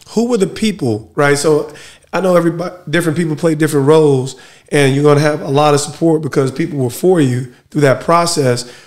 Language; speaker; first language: English; native; English